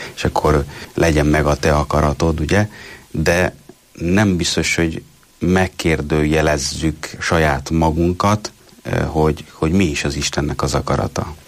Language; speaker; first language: Hungarian; non-native, fluent; Italian